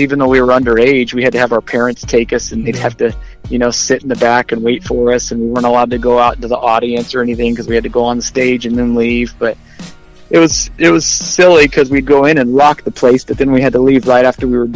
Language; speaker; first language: English; native; English